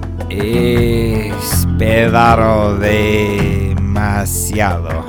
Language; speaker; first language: Spanish; early bilingual, other home language; English